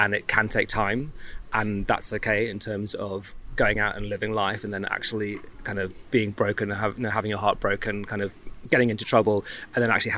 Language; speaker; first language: English; native; English